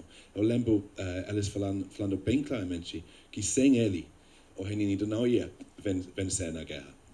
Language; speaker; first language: Portuguese; non-native, fluent; English